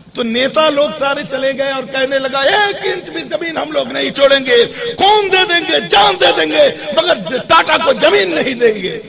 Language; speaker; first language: Hindi; non-native, local second language; Bangla